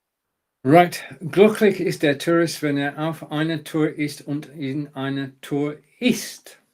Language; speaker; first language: German; non-native, learner; English